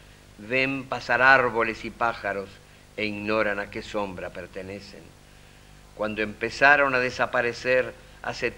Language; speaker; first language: Spanish; native; Spanish